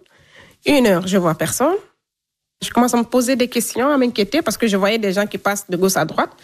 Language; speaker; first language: French; non-native, local second language; Fula